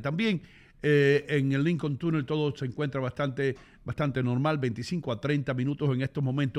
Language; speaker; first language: Spanish; native; Spanish